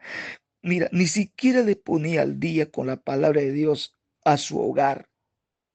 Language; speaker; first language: Spanish; native; Spanish